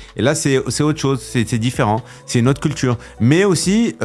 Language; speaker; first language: French; native; French